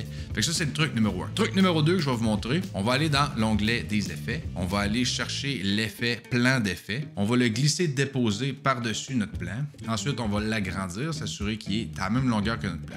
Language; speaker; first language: French; native; French